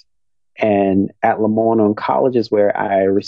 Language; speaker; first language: English; native; English